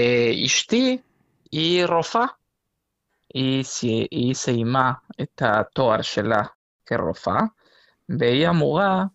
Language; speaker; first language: Hebrew; non-native, fluent; Spanish